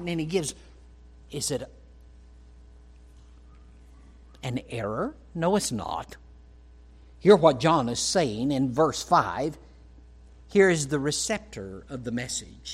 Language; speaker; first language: English; native; English